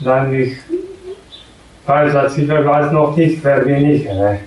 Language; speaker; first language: German; non-native, learner; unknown